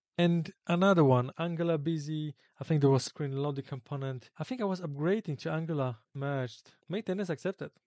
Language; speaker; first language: English; non-native, fluent; Polish